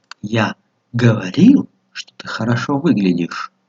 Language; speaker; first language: Russian; non-native, local second language; Tajik